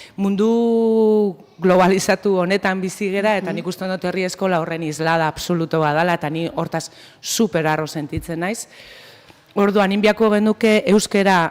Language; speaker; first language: Basque; non-native, local second language; Spanish